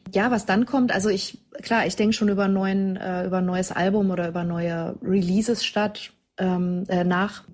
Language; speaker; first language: German; native; German